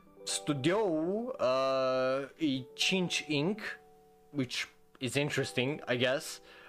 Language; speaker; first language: English; non-native, fluent; Romanian